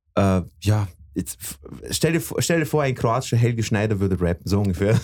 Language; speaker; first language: German; early bilingual, other home language; Bosnian